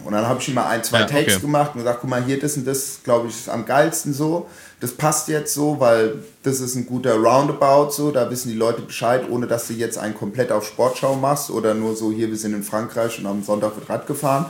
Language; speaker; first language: German; native; German